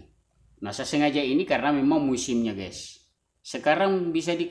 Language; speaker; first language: Indonesian; non-native, local second language; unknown